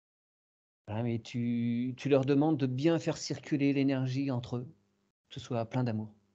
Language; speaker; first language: French; native; French